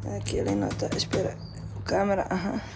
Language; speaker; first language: Portuguese; non-native, fluent; Slovenian